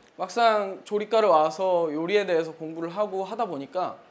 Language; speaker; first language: Korean; native; Korean